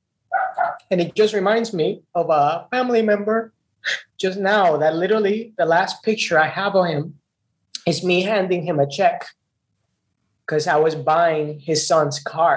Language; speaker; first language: English; non-native, fluent; Spanish